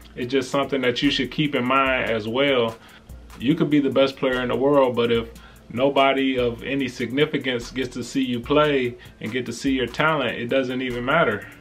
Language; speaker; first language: English; native; English